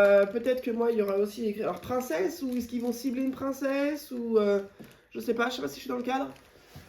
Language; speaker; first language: French; native; French